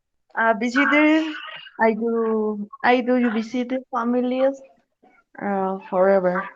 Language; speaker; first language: English; non-native, learner; Spanish